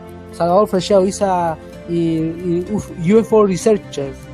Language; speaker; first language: English; non-native, learner; Spanish